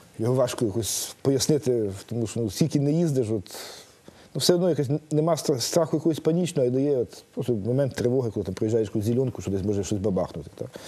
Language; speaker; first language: Ukrainian; native; Ukrainian